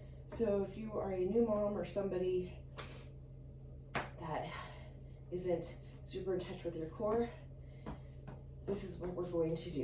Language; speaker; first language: English; native; English